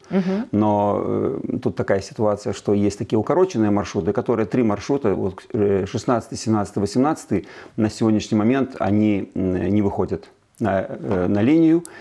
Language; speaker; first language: Russian; native; Russian